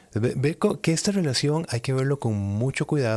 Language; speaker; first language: Spanish; native; Spanish